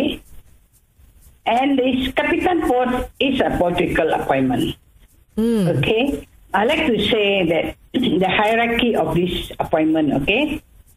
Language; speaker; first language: English; non-native, local second language; Tamil